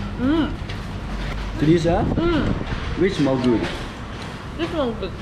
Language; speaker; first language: English; non-native, learner; Chinese